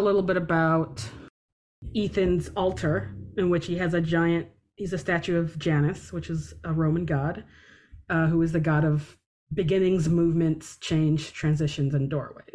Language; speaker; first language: English; native; English